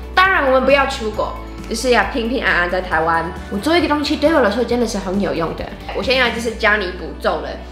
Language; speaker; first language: Chinese; non-native, fluent; English